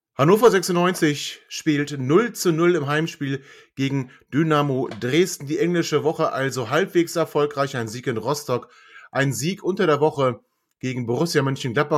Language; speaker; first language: German; native; German